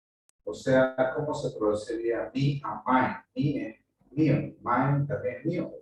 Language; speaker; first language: Spanish; native; Spanish